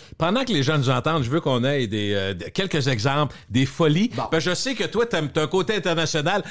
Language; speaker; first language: French; native; French